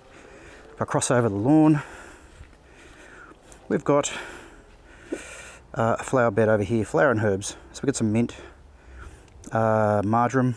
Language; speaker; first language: English; native; English